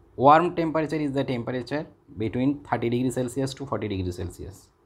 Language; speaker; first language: English; non-native, local second language; Bangla